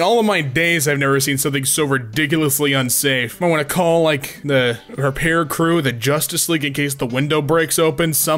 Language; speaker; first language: English; native; English